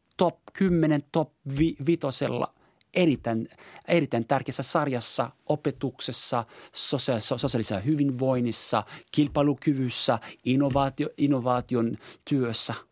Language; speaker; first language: Finnish; non-native, fluent; French